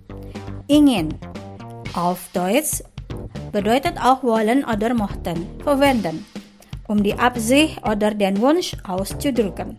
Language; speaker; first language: German; non-native, fluent; Indonesian